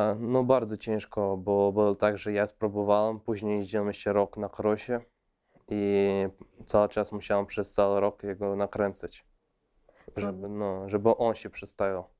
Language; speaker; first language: Polish; non-native, fluent; Russian